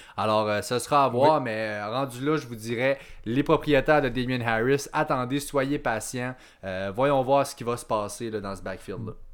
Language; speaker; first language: French; native; French